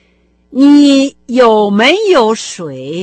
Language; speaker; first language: Chinese; non-native, fluent; Russian